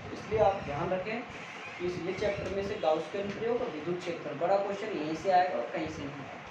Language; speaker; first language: Hindi; native; Hindi